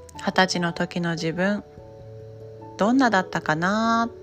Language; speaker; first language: Japanese; native; Japanese